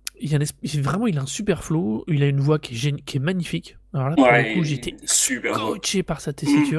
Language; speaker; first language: French; native; French